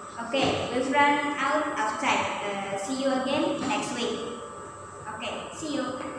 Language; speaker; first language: English; non-native, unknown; Indonesian